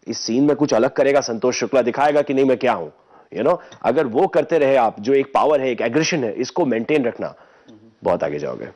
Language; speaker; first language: Hindi; native; Hindi